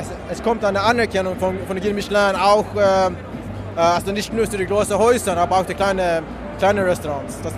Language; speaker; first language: German; non-native, fluent; Swedish